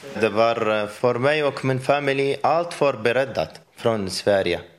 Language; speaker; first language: Swedish; non-native, learner; Arabic